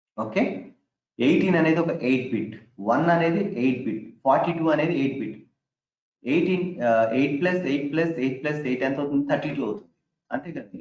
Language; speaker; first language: Telugu; native; Telugu